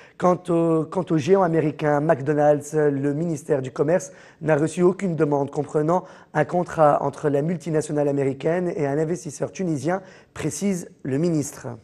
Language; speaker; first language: French; non-native, local second language; Arabic